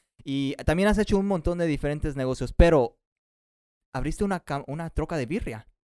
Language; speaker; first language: Spanish; early bilingual, heritage; Spanish